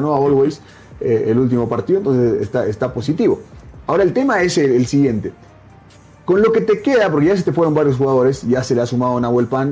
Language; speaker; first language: Spanish; native; Spanish